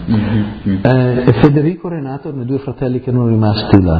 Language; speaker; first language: Italian; early bilingual, heritage; Friulian